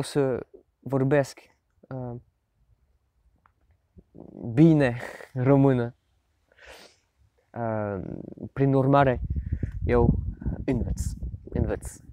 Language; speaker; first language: Romanian; non-native, learner; French